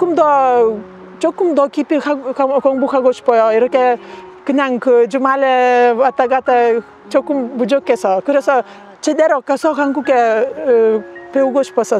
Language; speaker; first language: Korean; non-native, learner; Lithuanian